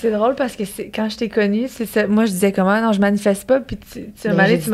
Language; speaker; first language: French; native; French